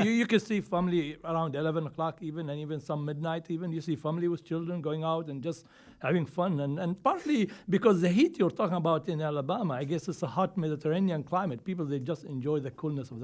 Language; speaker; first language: English; non-native, fluent; Greek